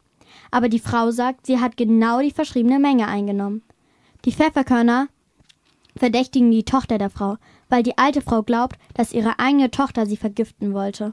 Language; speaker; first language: German; native; German